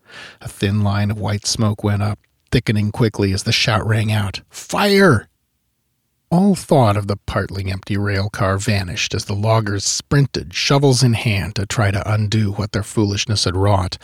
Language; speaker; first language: English; native; English